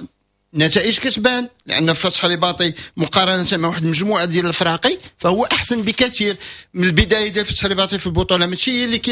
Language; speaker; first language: Arabic; native; Arabic